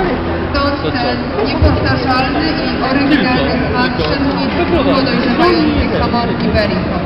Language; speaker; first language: Polish; native; Polish